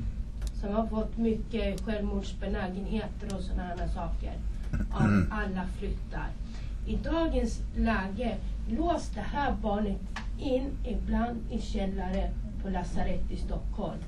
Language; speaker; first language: Swedish; non-native, fluent; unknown